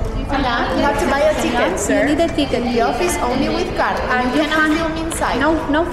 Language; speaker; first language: English; non-native, learner; Spanish